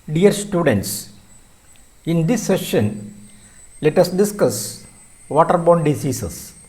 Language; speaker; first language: English; non-native, local second language; Malayalam